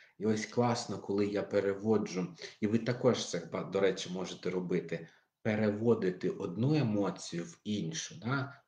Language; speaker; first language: Ukrainian; non-native, local second language; Russian